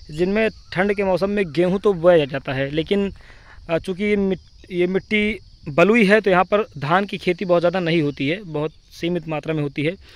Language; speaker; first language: Hindi; native; Hindi